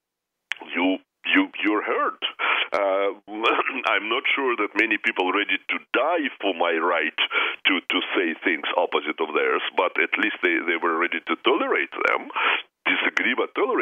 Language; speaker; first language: English; non-native, fluent; Russian